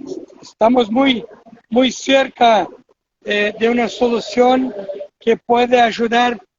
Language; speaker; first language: Spanish; non-native, fluent; Portuguese